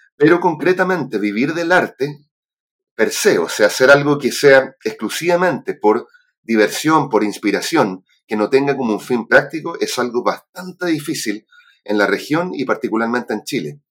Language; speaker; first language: Spanish; native; Spanish